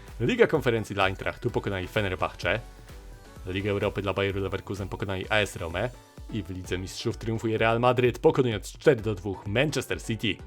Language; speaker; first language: Polish; native; Polish